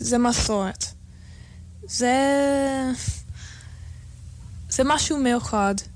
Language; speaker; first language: Hebrew; non-native, learner; English